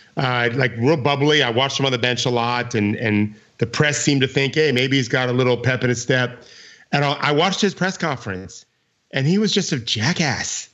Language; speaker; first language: English; native; English